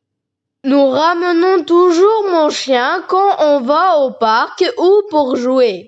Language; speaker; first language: French; non-native, learner; Tamil